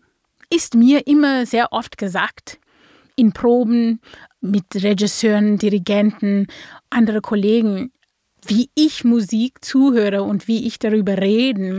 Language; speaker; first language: German; non-native, fluent; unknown